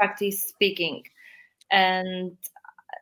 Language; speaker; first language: English; non-native, fluent; Polish